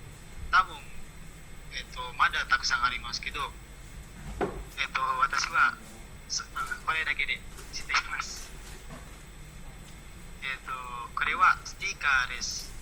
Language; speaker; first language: Japanese; non-native, learner; Indonesian